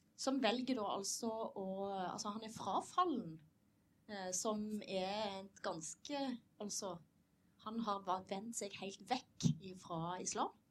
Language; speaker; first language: Norwegian; native; Norwegian